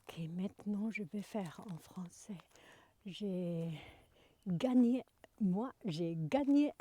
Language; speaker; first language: French; non-native, learner; Chinese